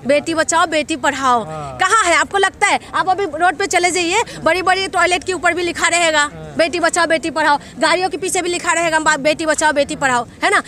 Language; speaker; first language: Hindi; non-native, local second language; Assamese